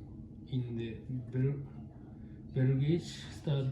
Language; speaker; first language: Dutch; non-native, learner; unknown